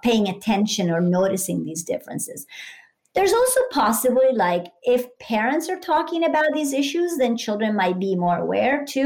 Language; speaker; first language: English; non-native, fluent; Italian